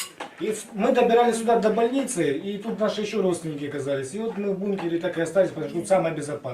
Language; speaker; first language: Russian; native; Russian